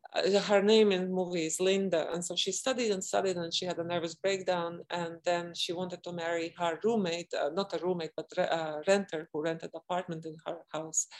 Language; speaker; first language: English; non-native, fluent; Latvian